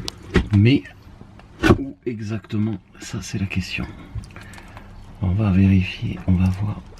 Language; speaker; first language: French; native; French